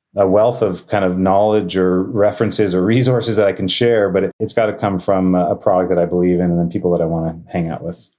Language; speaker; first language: English; native; English